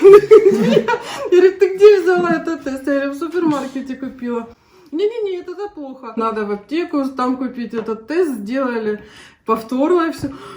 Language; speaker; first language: Russian; native; Russian